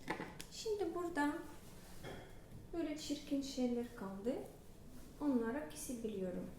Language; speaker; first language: Turkish; non-native, learner; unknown